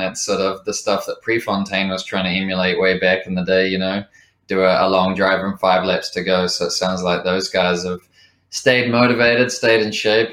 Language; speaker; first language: English; native; English